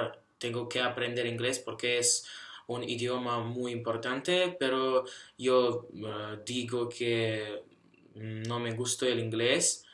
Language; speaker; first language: Spanish; non-native, learner; Russian